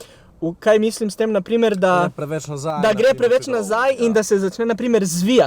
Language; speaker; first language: Slovenian; native; Slovenian